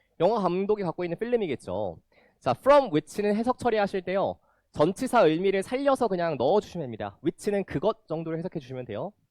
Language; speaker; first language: Korean; native; Korean